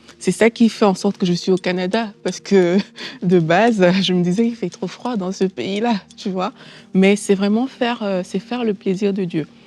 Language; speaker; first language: French; native; French